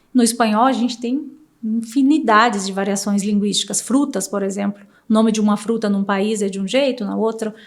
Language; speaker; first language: Portuguese; native; Portuguese